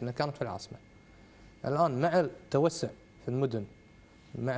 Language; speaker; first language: Arabic; native; Arabic